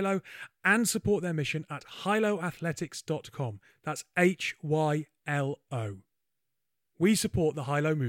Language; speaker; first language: English; native; English